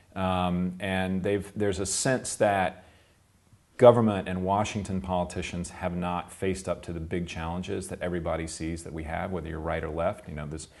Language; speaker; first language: English; native; English